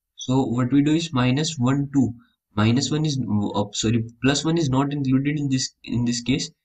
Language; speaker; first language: English; non-native, local second language; Hindi